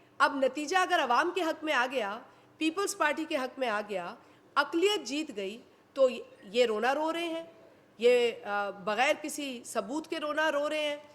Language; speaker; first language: Urdu; non-native, local second language; Sindhi